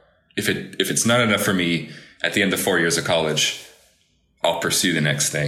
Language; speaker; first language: English; native; English